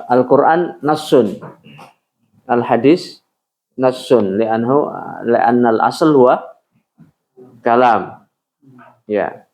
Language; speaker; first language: Arabic; non-native, fluent; Indonesian